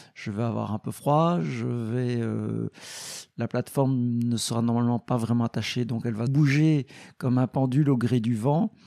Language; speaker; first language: French; native; French